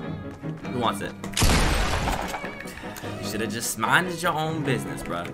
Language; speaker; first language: English; native; English